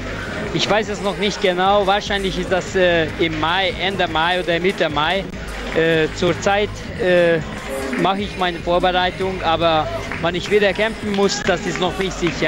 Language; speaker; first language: German; non-native, fluent; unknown